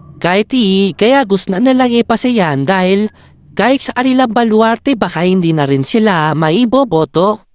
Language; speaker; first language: Filipino; native; Filipino